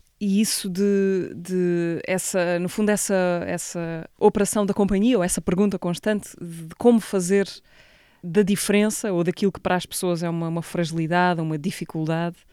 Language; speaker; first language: Portuguese; native; Portuguese